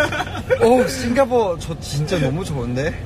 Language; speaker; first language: Korean; non-native, learner; Cantonese